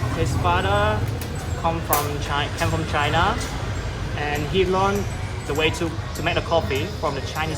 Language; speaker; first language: English; non-native, learner; Vietnamese